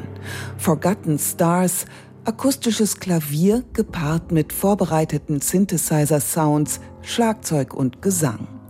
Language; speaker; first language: German; native; German